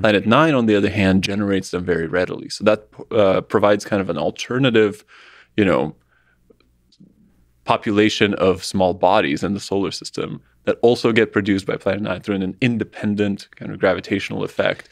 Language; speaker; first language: English; early bilingual, other home language; Russian